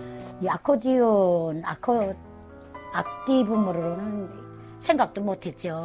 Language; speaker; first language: Korean; native; Korean